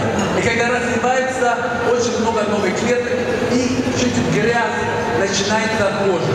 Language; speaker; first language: Russian; non-native, fluent; Swedish